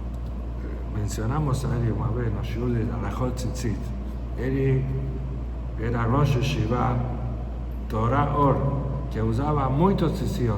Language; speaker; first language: Portuguese; non-native, fluent; Spanish